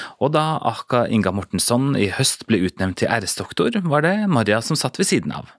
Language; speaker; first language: Norwegian; native; Norwegian